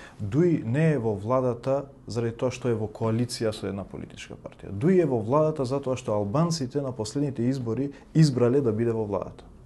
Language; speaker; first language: Macedonian; non-native, local second language; Albanian